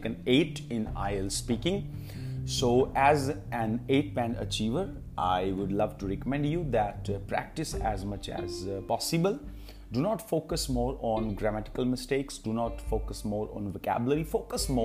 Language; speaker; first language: English; non-native, local second language; Hindi